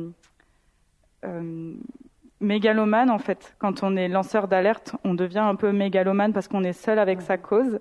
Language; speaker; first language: French; native; French